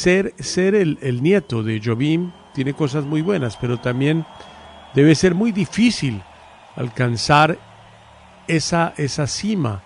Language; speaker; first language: Spanish; native; Spanish